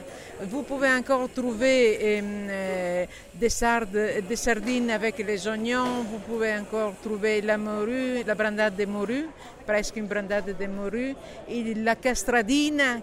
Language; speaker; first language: French; non-native, learner; Italian